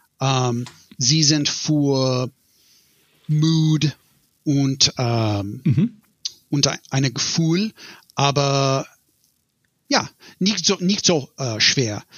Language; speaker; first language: German; non-native, learner; English